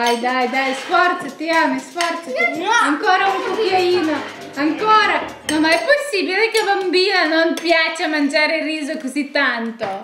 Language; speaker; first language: Italian; non-native, fluent; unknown